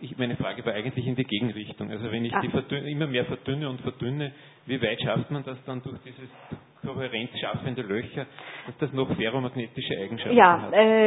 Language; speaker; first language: German; native; German